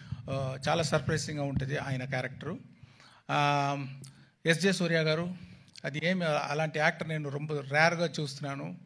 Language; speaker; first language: Telugu; non-native, local second language; Tamil